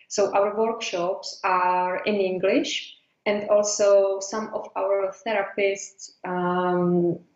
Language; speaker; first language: English; non-native, fluent; Czech